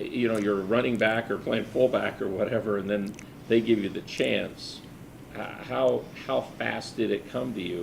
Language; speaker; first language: English; native; English